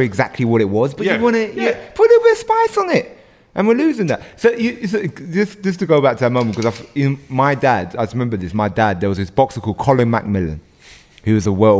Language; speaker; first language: English; native; English